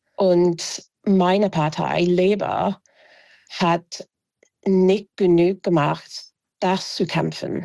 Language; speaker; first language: German; non-native, fluent; English